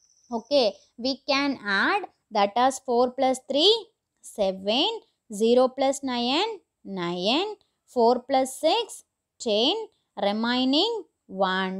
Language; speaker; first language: English; non-native, local second language; Tamil